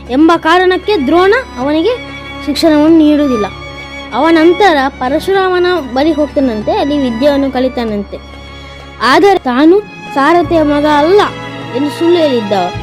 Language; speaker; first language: Kannada; non-native, local second language; Tulu